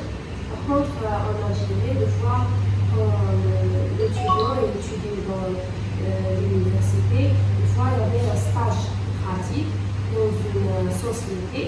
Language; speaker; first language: French; non-native, local second language; Arabic